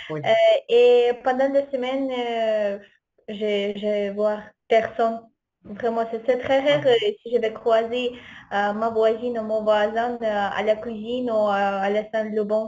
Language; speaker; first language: French; non-native, fluent; Ukrainian